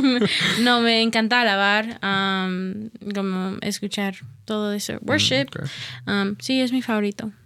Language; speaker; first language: Spanish; early bilingual, heritage; Spanish